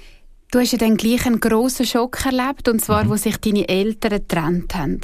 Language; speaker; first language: German; native; German